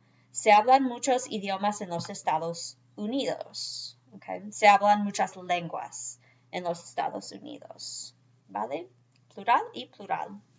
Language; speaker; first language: Spanish; non-native, fluent; English